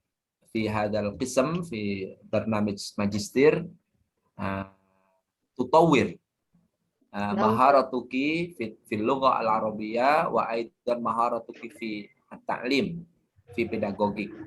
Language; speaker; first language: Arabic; non-native, fluent; Indonesian